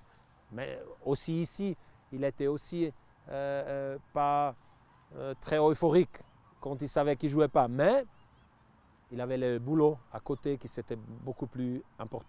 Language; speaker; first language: French; non-native, local second language; Italian